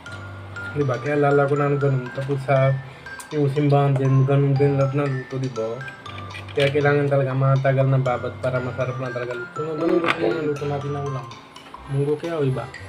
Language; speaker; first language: Filipino; non-native, learner; Punjabi